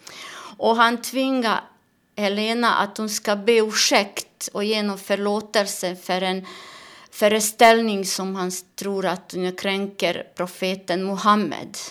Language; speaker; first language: Swedish; non-native, fluent; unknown